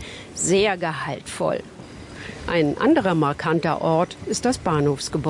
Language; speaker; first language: German; native; German